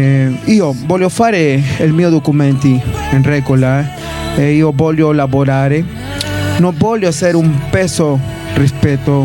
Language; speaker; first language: Italian; non-native, learner; Spanish